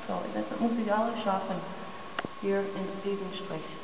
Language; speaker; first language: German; non-native, learner; English